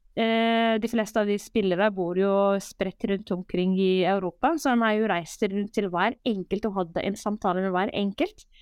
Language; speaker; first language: Norwegian; non-native, fluent; Arabic